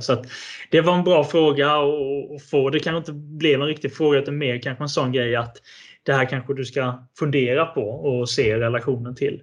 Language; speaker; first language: Swedish; native; Swedish